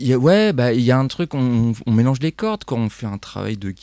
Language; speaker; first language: French; native; French